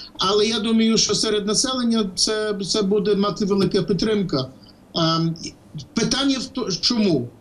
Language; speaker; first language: Ukrainian; early bilingual, heritage; Ukrainian